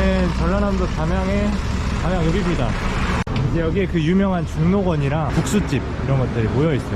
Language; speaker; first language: Korean; native; Korean